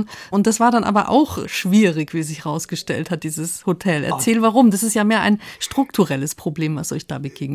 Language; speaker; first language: German; native; German